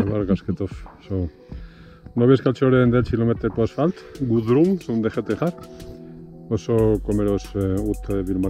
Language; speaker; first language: Norwegian; non-native, fluent; Spanish